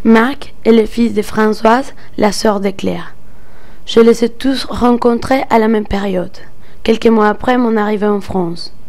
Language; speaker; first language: French; non-native, fluent; Spanish